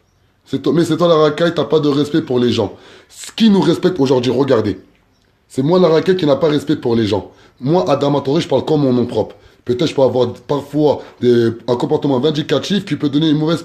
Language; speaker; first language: French; native; French